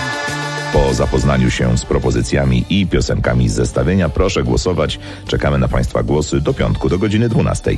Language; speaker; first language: Polish; native; Polish